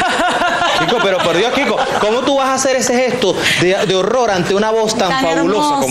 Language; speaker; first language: Spanish; native; Spanish